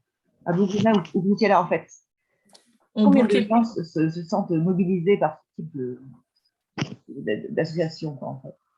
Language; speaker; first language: French; native; French